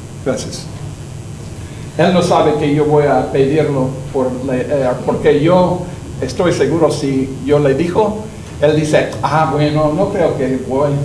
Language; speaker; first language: Spanish; non-native, learner; English